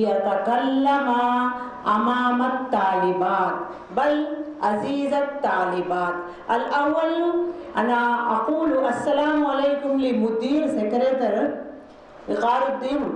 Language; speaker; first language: Arabic; non-native, learner; Urdu